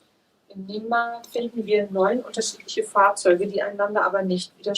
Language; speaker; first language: German; native; German